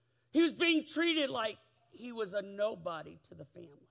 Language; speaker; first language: English; native; English